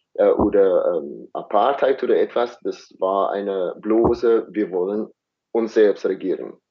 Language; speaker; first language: German; non-native, fluent; Afrikaans